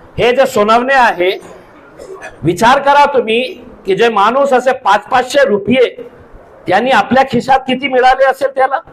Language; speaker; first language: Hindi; non-native, local second language; Urdu